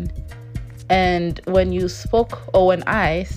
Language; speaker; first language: English; non-native, local second language; Shona